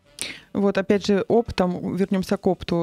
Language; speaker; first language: Russian; native; Russian